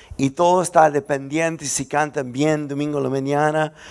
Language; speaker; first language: Spanish; non-native, fluent; English